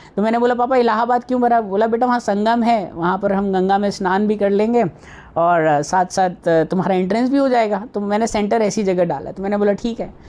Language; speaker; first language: Hindi; native; Hindi